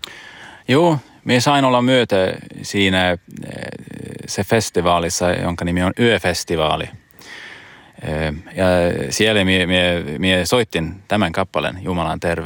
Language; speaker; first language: Finnish; non-native, learner; Swedish